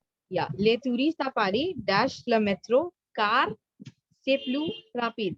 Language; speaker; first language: French; non-native, fluent; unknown